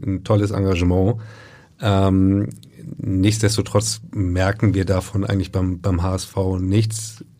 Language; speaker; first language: German; native; German